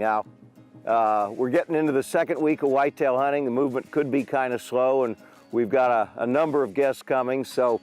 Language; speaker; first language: English; native; English